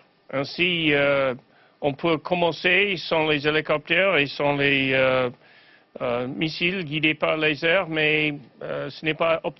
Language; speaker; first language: French; non-native, fluent; English